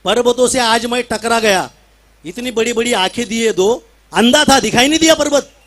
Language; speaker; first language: Hindi; non-native, local second language; Marathi